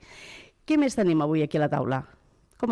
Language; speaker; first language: Catalan; native; Catalan